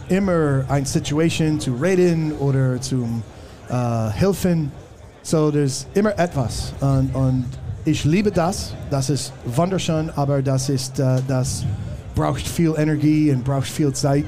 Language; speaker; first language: German; non-native, learner; English